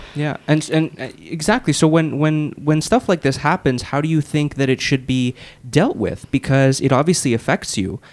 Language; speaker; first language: English; native; English